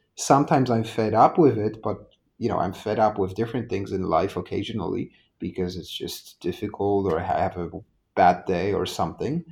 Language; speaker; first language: English; non-native, fluent; Polish